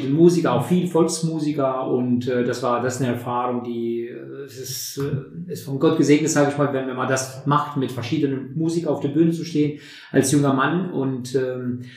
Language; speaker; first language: German; non-native, fluent; Albanian